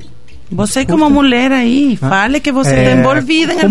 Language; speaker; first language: Portuguese; non-native, fluent; Spanish